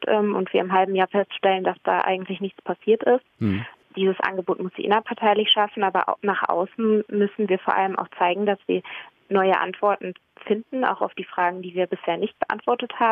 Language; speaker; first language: German; native; German